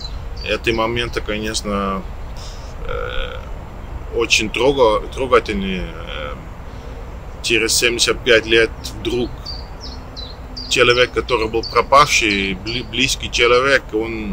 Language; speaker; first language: Russian; non-native, learner; Dutch